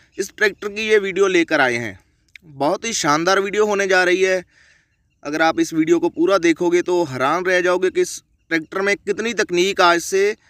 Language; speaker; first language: Hindi; non-native, local second language; Punjabi